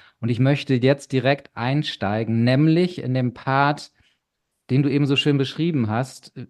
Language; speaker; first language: German; native; German